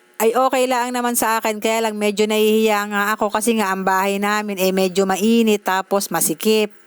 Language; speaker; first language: Filipino; native; Filipino